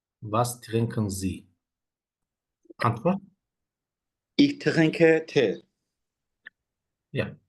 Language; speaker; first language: German; non-native, fluent; Turkish